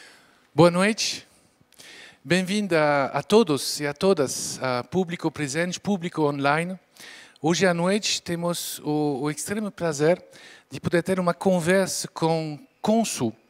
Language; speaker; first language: Portuguese; non-native, fluent; French